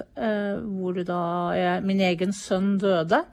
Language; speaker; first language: Norwegian; native; Norwegian